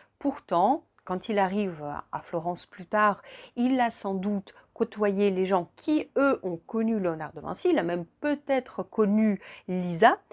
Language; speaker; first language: French; non-native, fluent; Russian